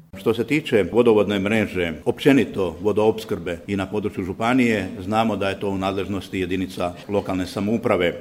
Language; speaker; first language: Croatian; native; Croatian